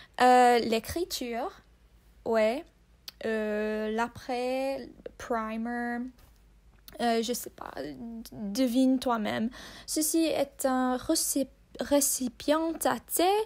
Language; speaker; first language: French; non-native, learner; English